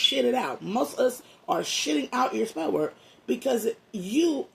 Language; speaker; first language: English; native; English